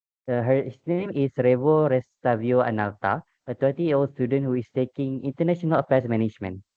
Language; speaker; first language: English; non-native, local second language; Malay